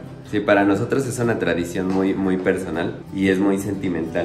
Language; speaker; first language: Spanish; native; Spanish